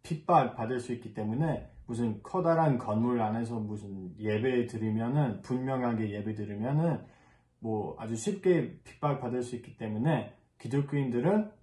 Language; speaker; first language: Korean; non-native, fluent; English